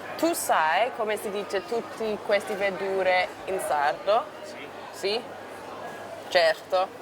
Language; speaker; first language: Italian; non-native, learner; English